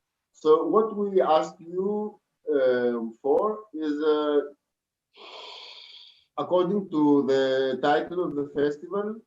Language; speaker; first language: English; non-native, fluent; Greek